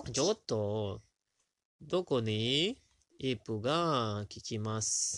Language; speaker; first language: Japanese; non-native, learner; Indonesian